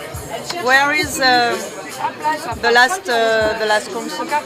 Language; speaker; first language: English; non-native, learner; French